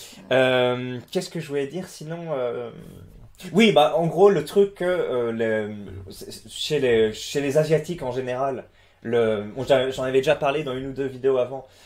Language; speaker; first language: French; native; French